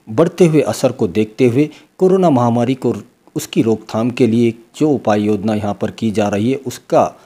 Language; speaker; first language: Hindi; non-native, local second language; Urdu